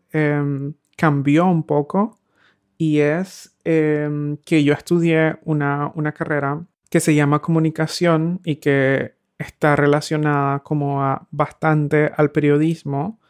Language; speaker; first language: Spanish; native; Spanish